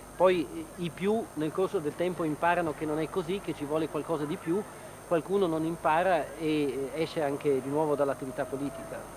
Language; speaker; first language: Italian; non-native, local second language; German